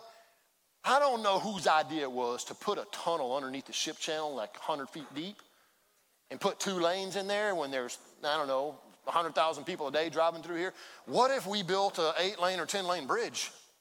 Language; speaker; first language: English; native; English